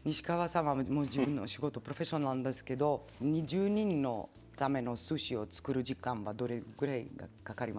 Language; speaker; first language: Japanese; non-native, fluent; Macedonian